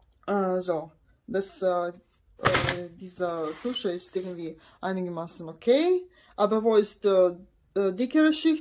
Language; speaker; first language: German; non-native, learner; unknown